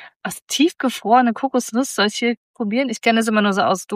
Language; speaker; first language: German; native; German